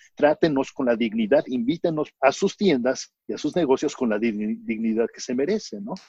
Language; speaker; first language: Spanish; native; Spanish